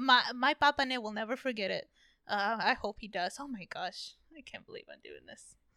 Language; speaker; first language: English; early bilingual, other home language; Spanish